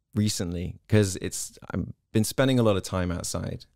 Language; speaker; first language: English; native; English